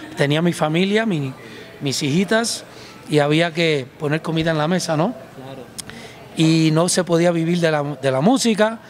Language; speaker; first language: Spanish; early bilingual, heritage; Spanish